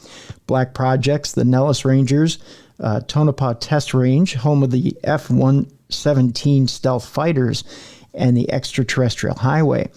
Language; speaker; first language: English; native; English